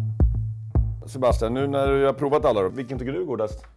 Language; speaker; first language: Swedish; native; Swedish